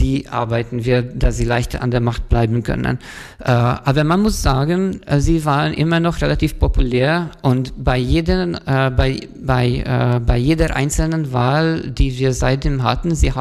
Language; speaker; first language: German; non-native, fluent; Hungarian